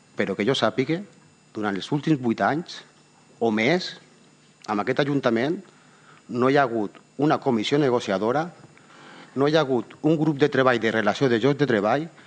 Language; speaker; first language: Catalan; non-native, local second language; Spanish